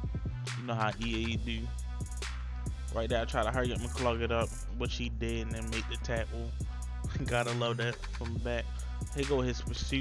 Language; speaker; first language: English; native; English